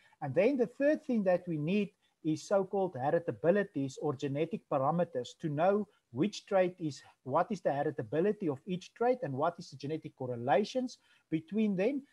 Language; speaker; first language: English; non-native, local second language; Afrikaans